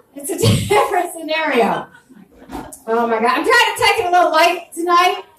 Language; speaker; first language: English; native; English